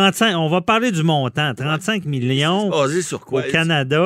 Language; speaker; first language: French; native; French